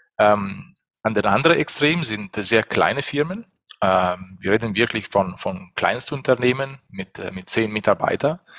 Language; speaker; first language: German; non-native, fluent; Italian